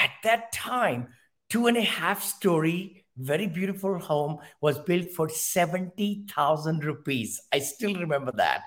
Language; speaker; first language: English; non-native, local second language; Hindi